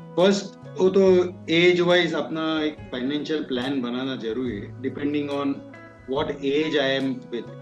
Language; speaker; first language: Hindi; non-native, local second language; Kannada